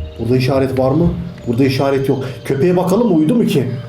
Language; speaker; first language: Turkish; native; Turkish